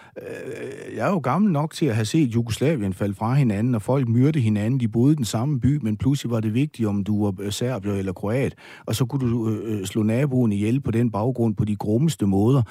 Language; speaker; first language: Danish; native; Danish